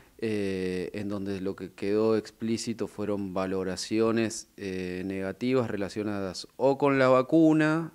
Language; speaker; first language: Spanish; native; Spanish